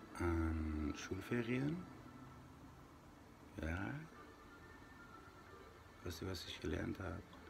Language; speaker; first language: German; non-native, local second language; Persian